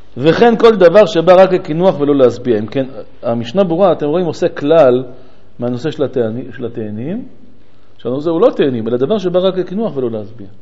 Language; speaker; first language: Hebrew; native; Hebrew